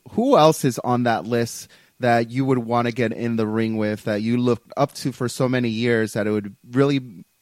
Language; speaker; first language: English; native; English